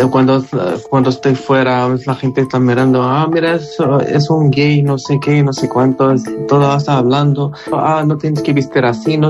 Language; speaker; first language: Spanish; non-native, learner; Arabic